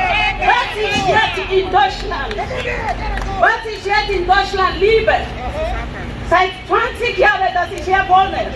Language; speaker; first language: German; non-native, learner; Yoruba